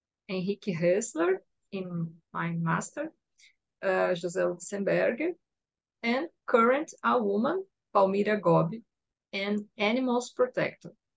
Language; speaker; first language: English; non-native, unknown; Portuguese